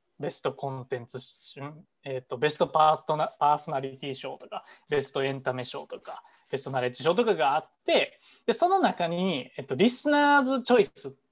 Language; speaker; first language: Japanese; native; Japanese